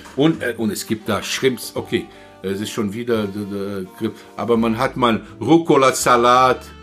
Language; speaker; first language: German; non-native, learner; Portuguese